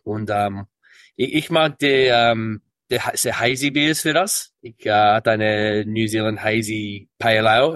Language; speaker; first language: German; early bilingual, heritage; English